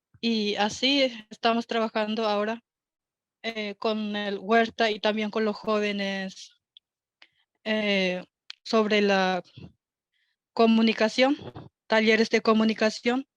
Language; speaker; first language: Spanish; non-native, local second language; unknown